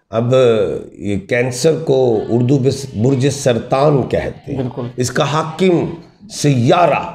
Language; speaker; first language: Urdu; non-native, local second language; Punjabi